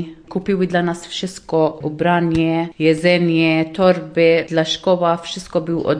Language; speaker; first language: Polish; early bilingual, heritage; Arabic